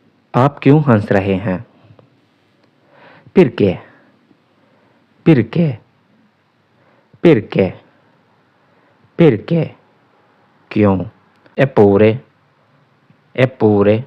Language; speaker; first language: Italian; non-native, fluent; Urdu